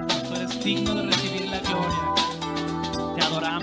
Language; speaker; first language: Spanish; native; Spanish